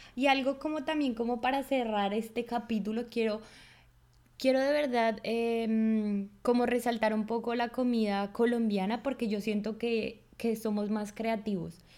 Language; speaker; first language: Spanish; native; Spanish